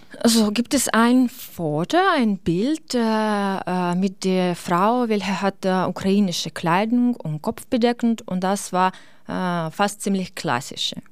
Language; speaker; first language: German; non-native, learner; Ukrainian